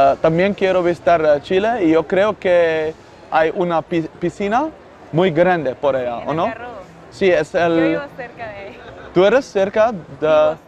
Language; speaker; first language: Spanish; non-native, learner; Dutch